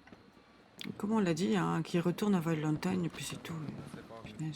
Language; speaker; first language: French; native; French